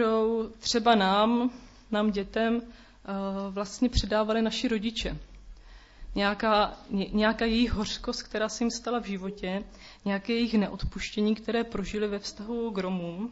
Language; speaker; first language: Czech; native; Czech